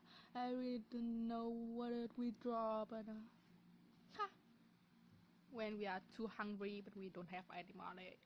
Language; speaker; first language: English; non-native, learner; Vietnamese